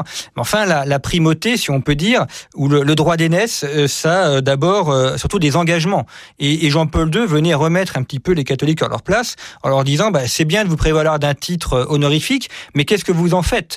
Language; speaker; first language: French; native; French